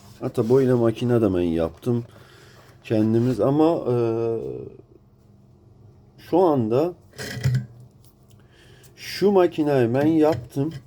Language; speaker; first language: Turkish; non-native, learner; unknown